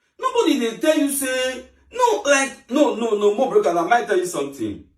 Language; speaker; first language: Nigerian Pidgin; native; Nigerian Pidgin